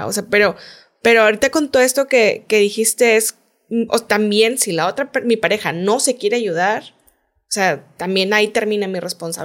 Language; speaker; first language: Spanish; native; Spanish